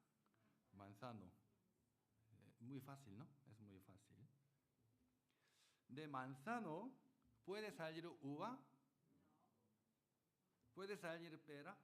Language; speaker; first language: Spanish; non-native, learner; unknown